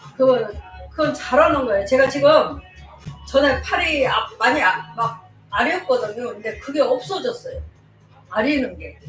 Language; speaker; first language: Korean; native; Korean